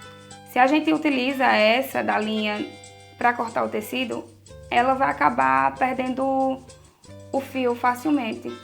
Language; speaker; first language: Portuguese; native; Portuguese